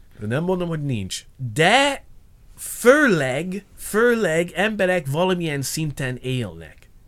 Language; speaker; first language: Hungarian; non-native, learner; English